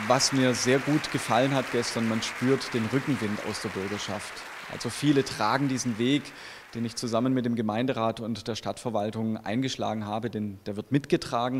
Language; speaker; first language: German; native; German